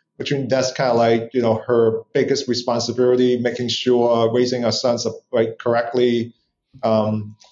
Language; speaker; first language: English; non-native, local second language; Cantonese